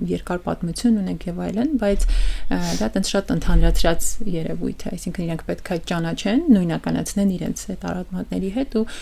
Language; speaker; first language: Armenian; early bilingual, heritage; Armenian